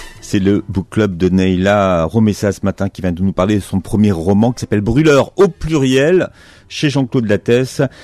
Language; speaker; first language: French; native; French